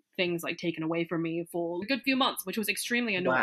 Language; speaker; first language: English; non-native, local second language; Cantonese